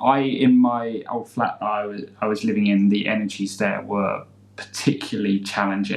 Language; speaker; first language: English; native; English